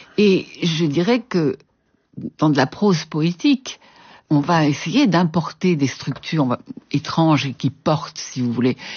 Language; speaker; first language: French; native; French